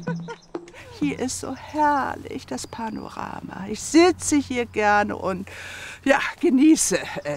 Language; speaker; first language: German; native; German